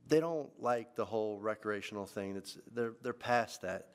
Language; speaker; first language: English; native; English